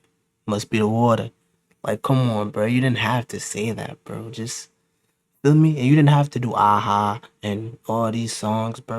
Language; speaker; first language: English; native; English